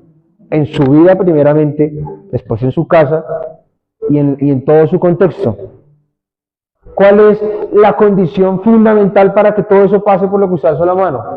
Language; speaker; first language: Spanish; native; Spanish